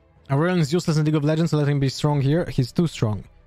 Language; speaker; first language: English; non-native, fluent; Polish